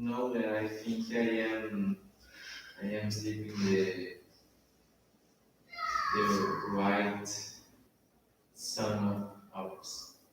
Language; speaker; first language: English; non-native, learner; Portuguese